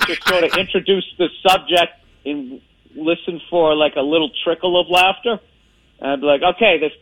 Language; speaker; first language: English; native; English